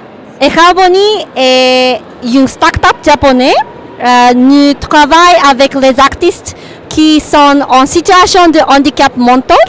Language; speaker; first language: French; non-native, learner; Japanese